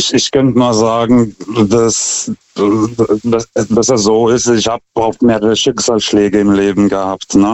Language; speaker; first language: German; non-native, fluent; Lithuanian